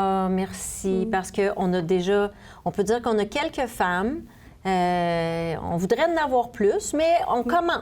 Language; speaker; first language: French; native; French